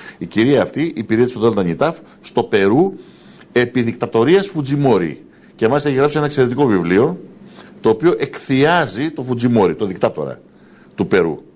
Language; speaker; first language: Greek; native; Greek